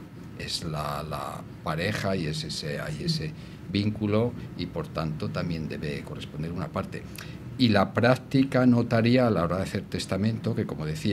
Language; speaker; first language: Spanish; native; Spanish